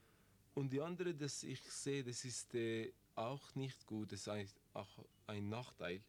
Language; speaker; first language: German; non-native, learner; Persian